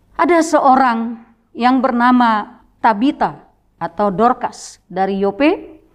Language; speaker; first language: Indonesian; native; Indonesian